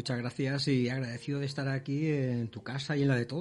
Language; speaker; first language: Spanish; native; Spanish